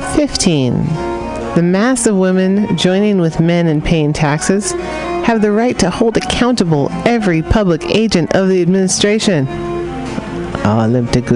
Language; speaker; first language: English; native; English